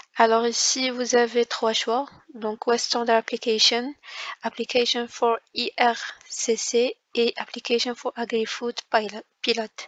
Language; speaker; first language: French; non-native, local second language; Arabic